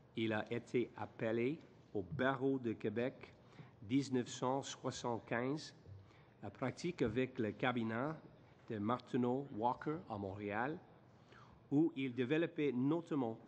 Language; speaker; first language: French; non-native, learner; English